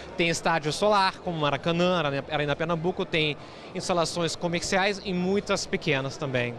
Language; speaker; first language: Portuguese; non-native, fluent; German